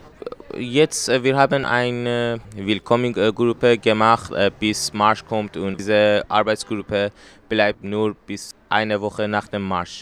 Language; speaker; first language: German; non-native, learner; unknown